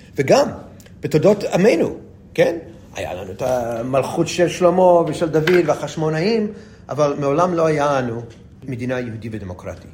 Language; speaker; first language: Hebrew; non-native, fluent; English